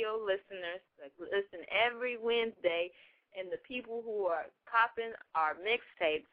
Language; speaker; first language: English; native; English